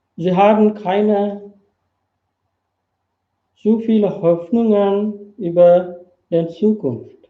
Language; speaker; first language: German; non-native, fluent; Sinhala